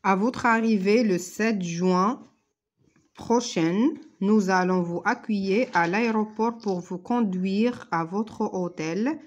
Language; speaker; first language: French; non-native, local second language; Arabic